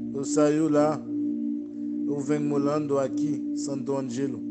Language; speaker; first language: Portuguese; non-native, learner; Haitian Creole